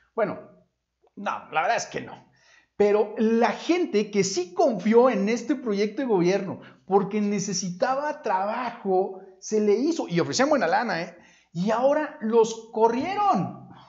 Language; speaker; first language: Spanish; native; Spanish